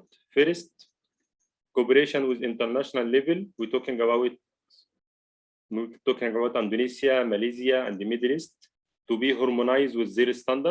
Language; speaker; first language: English; non-native, learner; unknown